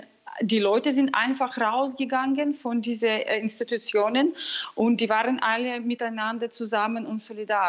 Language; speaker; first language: German; non-native, fluent; Russian